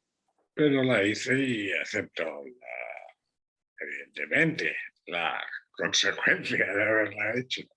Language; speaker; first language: Spanish; non-native, local second language; Catalan